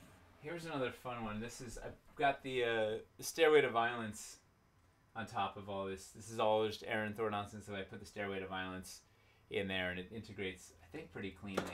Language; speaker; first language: English; native; English